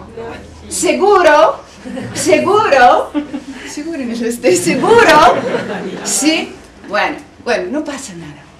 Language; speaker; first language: Spanish; non-native, fluent; Bulgarian